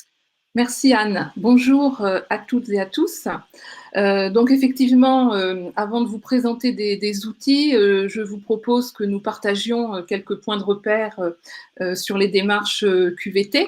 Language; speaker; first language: French; native; French